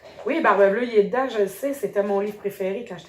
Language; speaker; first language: French; native; French